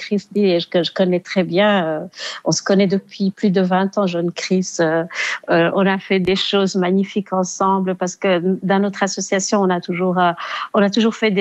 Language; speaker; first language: French; non-native, local second language; Rundi